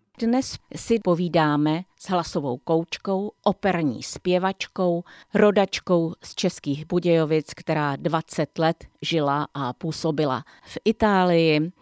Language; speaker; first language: Czech; native; Czech